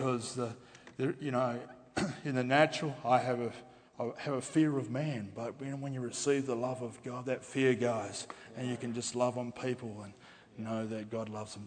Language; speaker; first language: English; native; English